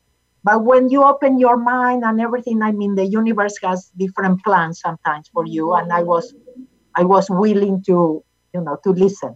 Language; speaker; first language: English; non-native, fluent; Spanish